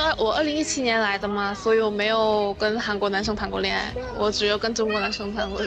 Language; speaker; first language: Chinese; non-native, fluent; Korean